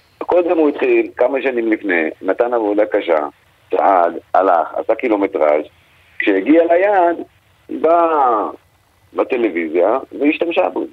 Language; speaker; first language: Hebrew; native; Hebrew